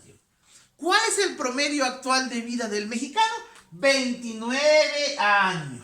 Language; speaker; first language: Spanish; native; Spanish